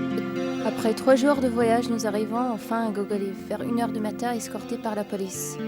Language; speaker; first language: French; native; French